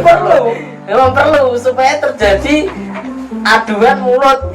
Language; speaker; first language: Indonesian; non-native, local second language; Javanese